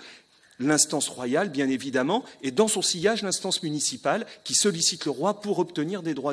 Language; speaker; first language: French; native; French